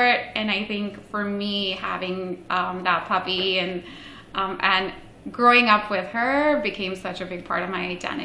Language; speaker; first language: English; non-native, local second language; Hindi